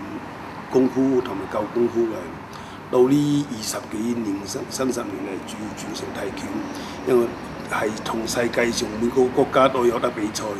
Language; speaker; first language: Cantonese; non-native, local second language; Min Nan Chinese